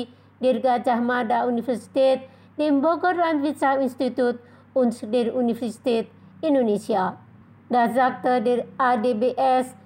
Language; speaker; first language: German; non-native, fluent; Indonesian